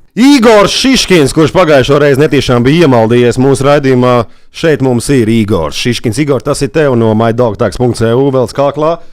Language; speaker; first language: Latvian; native; Latvian